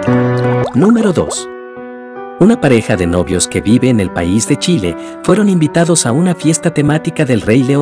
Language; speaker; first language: Spanish; native; Spanish